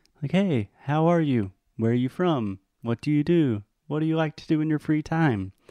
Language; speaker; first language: English; non-native, fluent; Portuguese